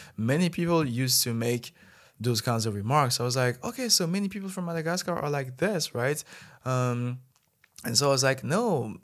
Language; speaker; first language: English; non-native, fluent; Malagasy